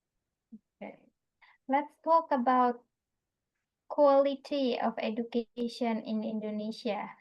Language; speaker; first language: English; non-native, fluent; Indonesian